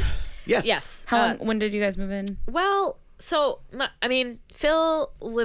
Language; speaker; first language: English; native; English